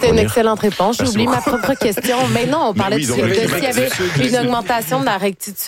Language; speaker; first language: French; native; French